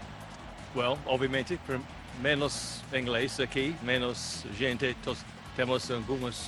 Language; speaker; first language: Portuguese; non-native, learner; English